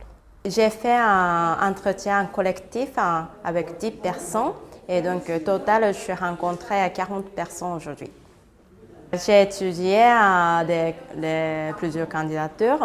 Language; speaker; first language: French; non-native, learner; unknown